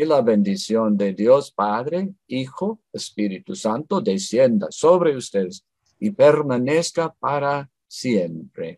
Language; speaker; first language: Spanish; non-native, fluent; English